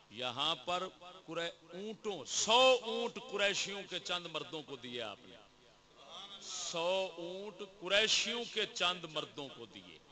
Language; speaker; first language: Urdu; non-native, local second language; Punjabi